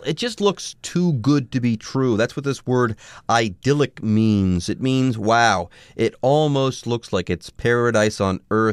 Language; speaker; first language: English; native; English